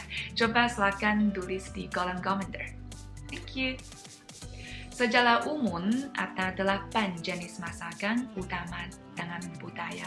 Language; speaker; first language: Indonesian; non-native, fluent; Chinese